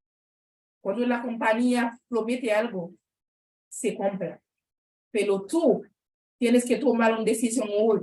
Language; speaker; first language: Spanish; non-native, learner; Haitian Creole